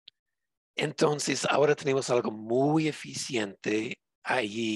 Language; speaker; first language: Spanish; non-native, fluent; English